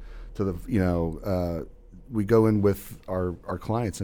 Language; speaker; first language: English; native; English